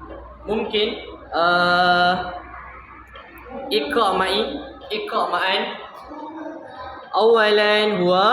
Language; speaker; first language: Arabic; non-native, learner; Malay